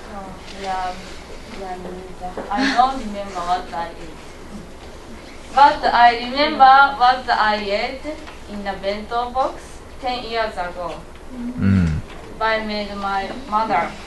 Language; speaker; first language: English; non-native, learner; Japanese